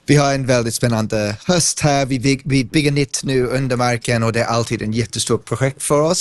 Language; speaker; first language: Swedish; non-native, fluent; English